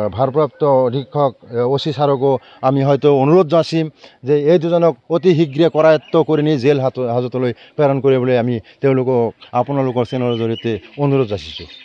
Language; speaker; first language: Assamese; non-native, local second language; Bangla